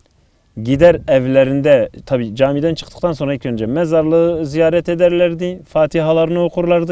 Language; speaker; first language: Turkish; native; Turkish